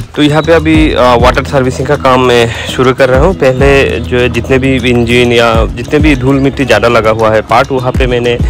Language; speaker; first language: Hindi; non-native, local second language; Bangla